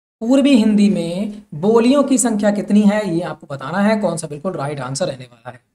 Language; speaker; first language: Hindi; native; Hindi